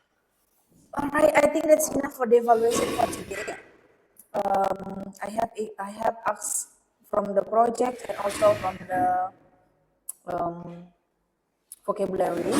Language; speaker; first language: English; non-native, local second language; Indonesian